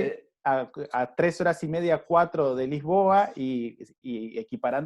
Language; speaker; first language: Spanish; native; Spanish